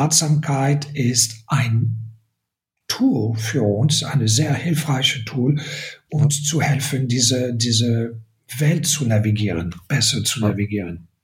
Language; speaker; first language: German; non-native, fluent; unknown